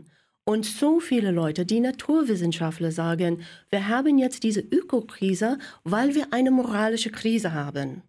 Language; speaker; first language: German; non-native, fluent; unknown